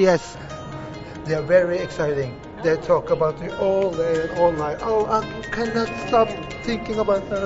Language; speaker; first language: English; non-native, learner; Norwegian